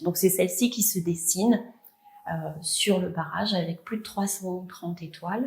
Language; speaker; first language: French; native; French